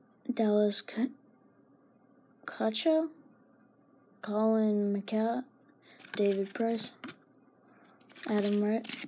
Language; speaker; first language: English; native; English